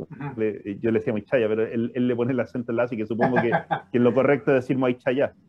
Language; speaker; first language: Spanish; native; Spanish